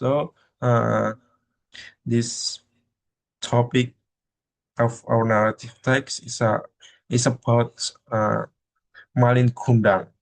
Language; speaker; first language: English; non-native, learner; Indonesian